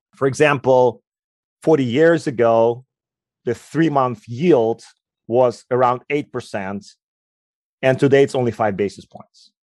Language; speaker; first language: English; non-native, fluent; Ukrainian